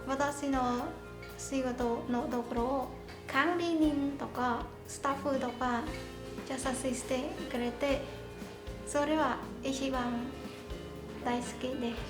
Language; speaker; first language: Japanese; non-native, learner; Vietnamese